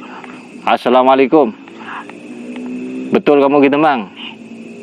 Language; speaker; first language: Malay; non-native, local second language; Madurese